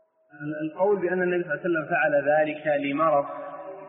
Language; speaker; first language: Arabic; native; Arabic